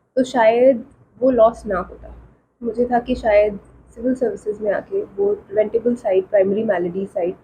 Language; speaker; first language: Hindi; non-native, local second language; Punjabi